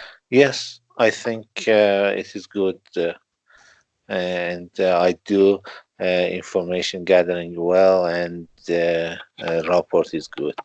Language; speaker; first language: English; non-native, learner; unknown